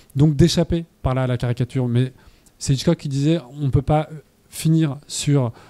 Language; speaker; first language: French; native; French